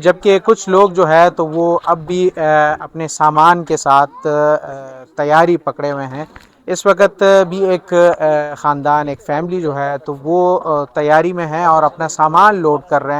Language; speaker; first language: Urdu; native; Urdu